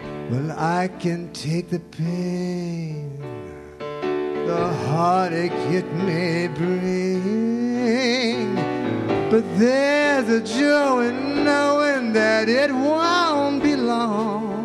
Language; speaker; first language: English; native; English